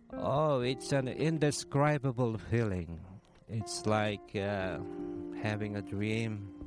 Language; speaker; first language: English; non-native, local second language; Filipino